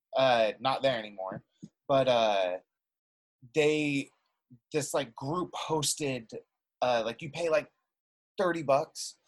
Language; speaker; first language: English; native; English